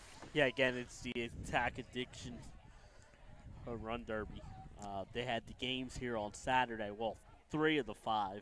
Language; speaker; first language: English; native; English